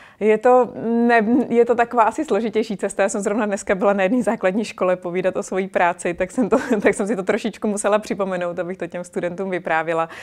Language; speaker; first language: Czech; native; Czech